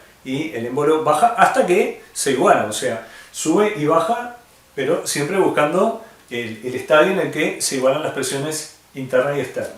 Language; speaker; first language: Spanish; native; Spanish